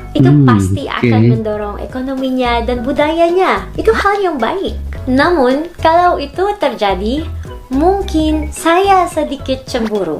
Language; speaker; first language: Indonesian; non-native, learner; Filipino